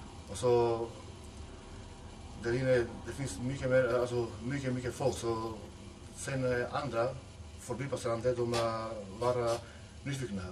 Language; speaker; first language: Swedish; non-native, fluent; Macedonian